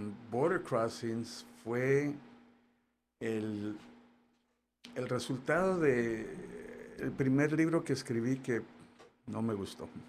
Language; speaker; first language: Spanish; early bilingual, heritage; Spanish